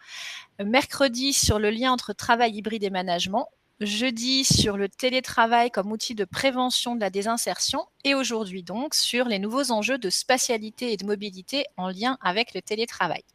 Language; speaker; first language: French; native; French